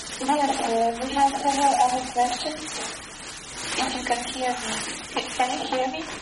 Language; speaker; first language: English; non-native, learner; Russian